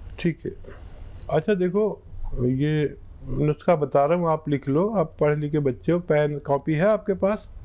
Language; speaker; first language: Hindi; native; Hindi